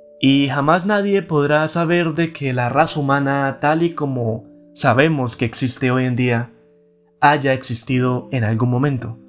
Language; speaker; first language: Spanish; native; Spanish